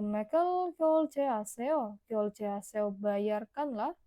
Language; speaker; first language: Korean; non-native, learner; Indonesian